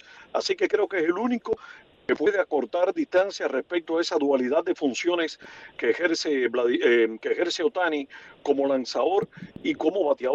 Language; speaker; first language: Spanish; native; Spanish